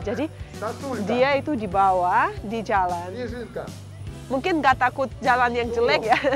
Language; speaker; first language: Indonesian; non-native, fluent; Russian